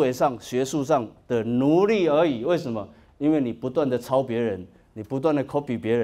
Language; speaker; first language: Chinese; native; Chinese